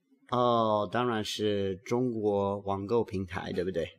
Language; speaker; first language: Chinese; non-native, learner; English